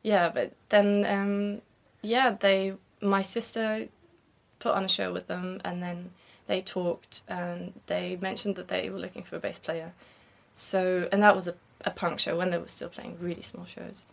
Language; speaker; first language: English; non-native, fluent; German